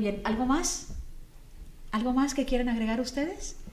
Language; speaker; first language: Spanish; native; Spanish